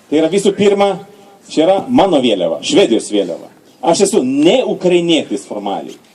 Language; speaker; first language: Lithuanian; early bilingual, heritage; Lithuanian